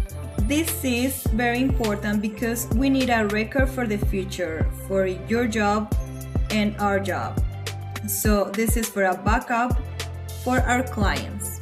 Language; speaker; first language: English; non-native, fluent; Spanish